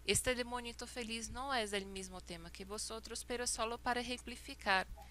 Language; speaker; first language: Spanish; non-native, fluent; Portuguese